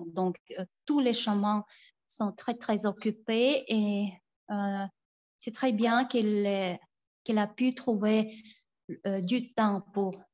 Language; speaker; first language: French; non-native, fluent; Tuvinian